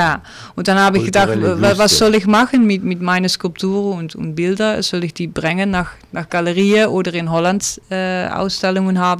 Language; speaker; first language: German; non-native, learner; Dutch